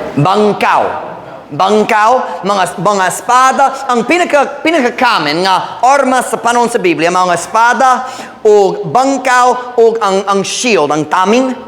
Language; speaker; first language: Cebuano; non-native, fluent; English